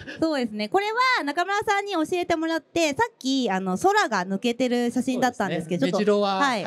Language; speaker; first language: Japanese; native; Japanese